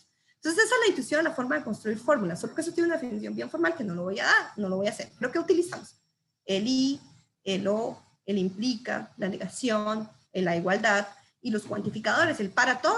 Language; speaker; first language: Spanish; native; Spanish